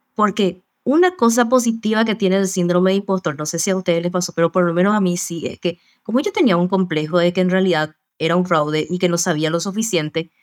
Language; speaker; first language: Spanish; native; Spanish